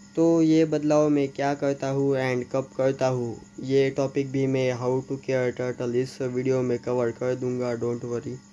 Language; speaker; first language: Hindi; native; Hindi